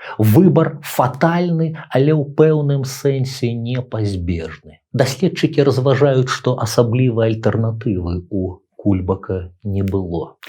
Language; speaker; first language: Belarusian; native; Belarusian